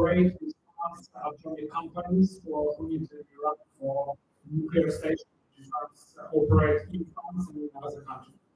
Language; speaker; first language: English; non-native, learner; Russian